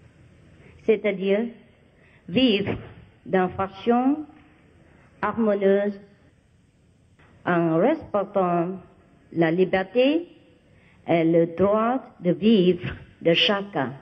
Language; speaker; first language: French; non-native, learner; Vietnamese